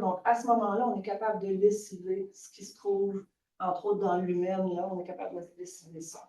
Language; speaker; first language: French; native; French